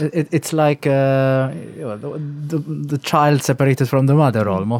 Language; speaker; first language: English; non-native, local second language; Maltese